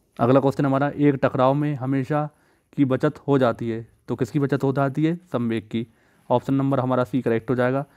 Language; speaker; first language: Hindi; native; Hindi